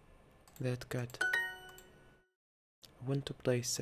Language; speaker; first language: English; non-native, learner; Russian